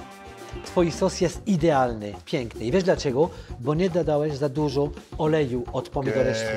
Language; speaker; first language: Polish; non-native, fluent; French